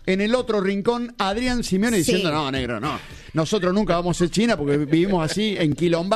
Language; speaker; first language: Spanish; native; Spanish